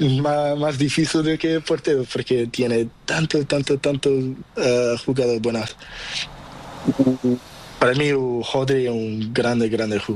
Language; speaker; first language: Spanish; non-native, learner; Portuguese